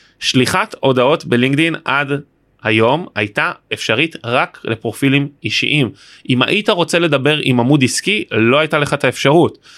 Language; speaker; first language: Hebrew; native; Hebrew